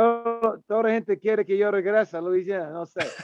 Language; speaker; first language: Spanish; non-native, learner; English